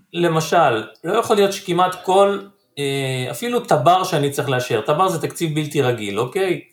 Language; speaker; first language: Hebrew; native; Hebrew